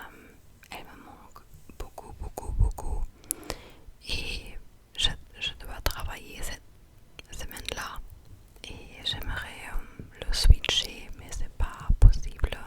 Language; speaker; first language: French; non-native, fluent; English